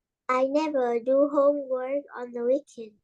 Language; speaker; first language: English; non-native, learner; Vietnamese